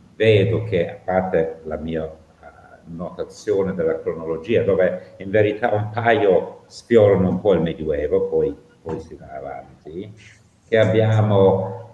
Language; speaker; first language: Italian; non-native, fluent; English